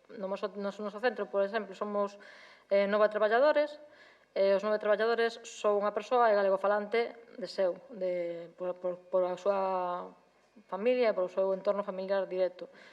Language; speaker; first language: Galician; native; Galician